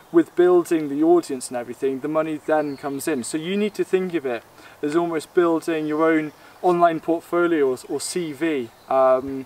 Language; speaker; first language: English; native; English